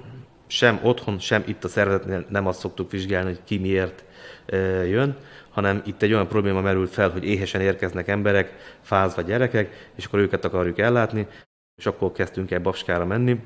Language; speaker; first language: Hungarian; native; Hungarian